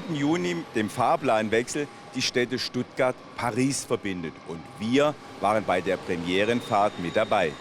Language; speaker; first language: German; native; German